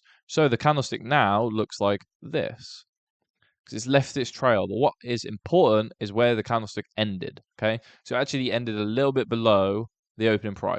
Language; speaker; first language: English; native; English